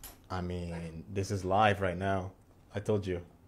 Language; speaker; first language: English; non-native, fluent; Indonesian